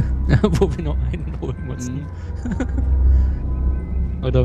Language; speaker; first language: German; native; German